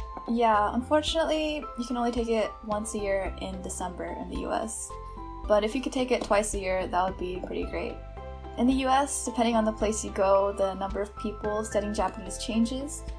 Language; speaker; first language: English; native; English